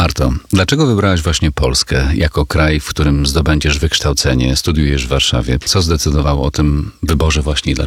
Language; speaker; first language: Polish; native; Polish